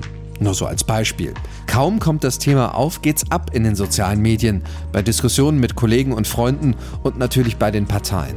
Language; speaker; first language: German; native; German